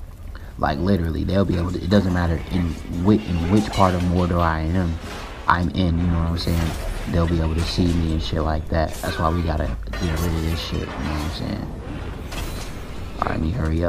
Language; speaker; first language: English; native; English